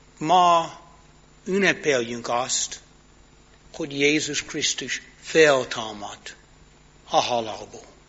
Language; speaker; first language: Hungarian; non-native, fluent; English